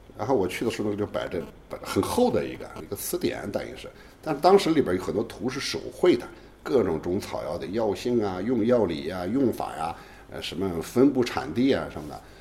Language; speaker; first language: Chinese; native; Chinese